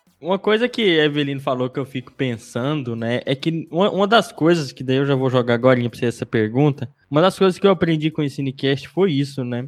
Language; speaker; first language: Portuguese; native; Portuguese